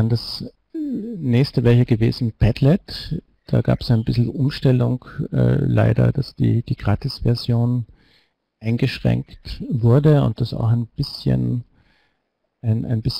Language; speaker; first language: German; native; German